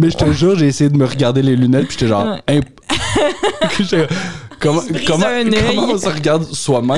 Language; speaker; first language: French; native; French